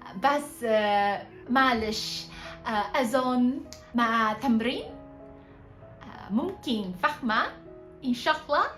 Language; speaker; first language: Arabic; non-native, learner; Chinese